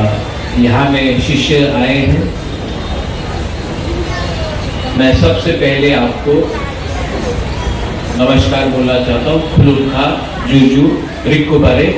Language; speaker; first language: Hindi; non-native, local second language; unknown